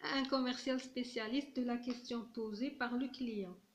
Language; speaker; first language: French; non-native, local second language; Arabic